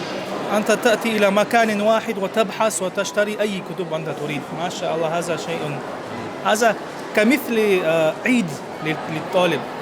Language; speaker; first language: Arabic; non-native, learner; Chechen